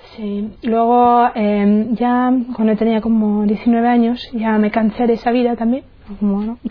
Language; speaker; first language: Spanish; non-native, fluent; Czech